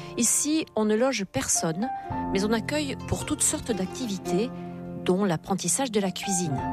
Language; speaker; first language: French; native; French